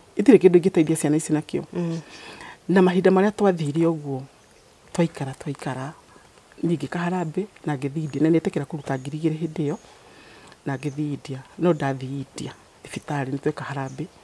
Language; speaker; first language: Kikuyu; native; Kikuyu